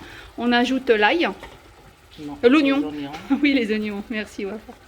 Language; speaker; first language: French; native; French